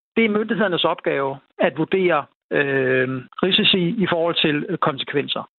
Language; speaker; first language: Danish; native; Danish